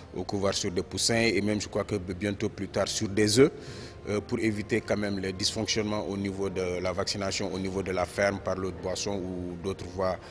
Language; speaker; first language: French; non-native, local second language; Wolof